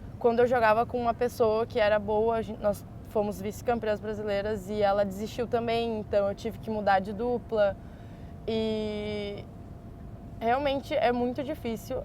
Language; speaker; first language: Portuguese; native; Portuguese